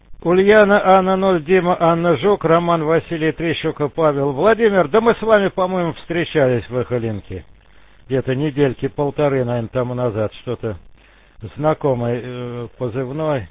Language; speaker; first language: Russian; native; Russian